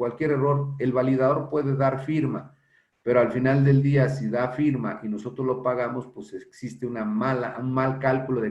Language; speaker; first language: Spanish; native; Spanish